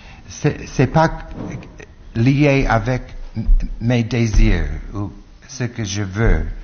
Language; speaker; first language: French; non-native, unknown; English